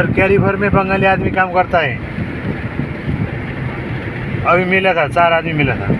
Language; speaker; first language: Hindi; non-native, learner; Nepali